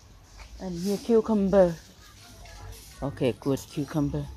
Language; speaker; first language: English; non-native, learner; Thai